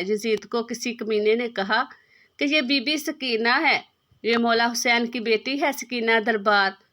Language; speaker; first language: Urdu; native; Urdu